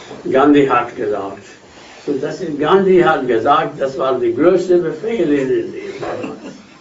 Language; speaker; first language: English; non-native, local second language; Hindi